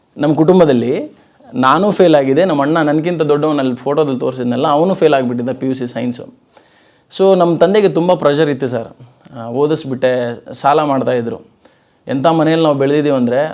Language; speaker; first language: Kannada; non-native, local second language; Lambadi